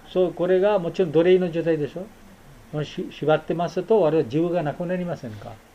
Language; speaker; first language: Japanese; non-native, fluent; Bangla